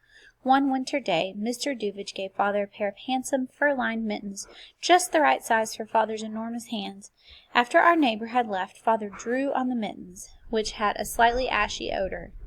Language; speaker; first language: English; native; English